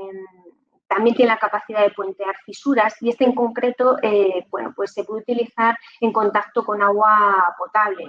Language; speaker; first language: Spanish; native; Spanish